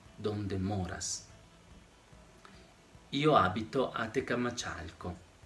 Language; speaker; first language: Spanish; non-native, fluent; Italian